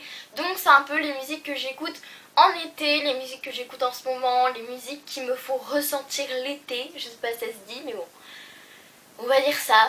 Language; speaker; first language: French; native; French